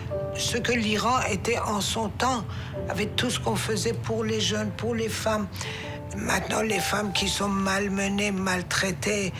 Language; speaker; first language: French; non-native, fluent; Persian